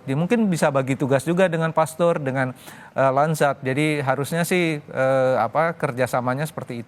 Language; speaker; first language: Indonesian; native; Indonesian